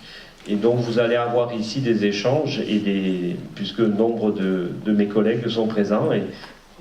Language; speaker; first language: French; native; French